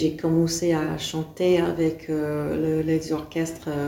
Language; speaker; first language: French; non-native, fluent; English